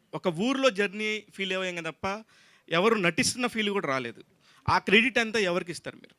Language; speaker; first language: Telugu; native; Telugu